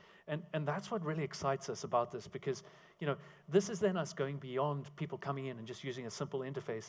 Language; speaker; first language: English; native; English